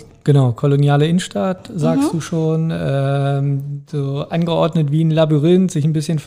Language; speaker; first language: German; native; German